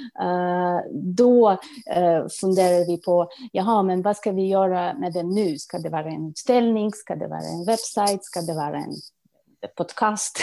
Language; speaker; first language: Swedish; non-native, fluent; Russian